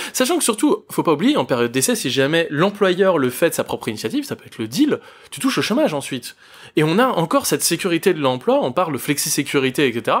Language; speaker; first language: French; native; French